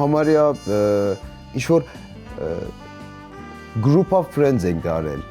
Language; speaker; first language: Armenian; non-native, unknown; Persian